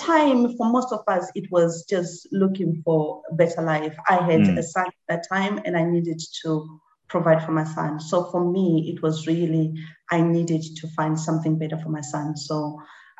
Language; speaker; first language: English; non-native, local second language; Shona